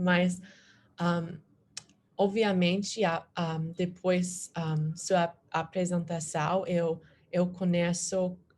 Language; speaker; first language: Portuguese; non-native, learner; English